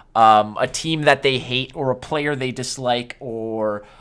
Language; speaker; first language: English; native; English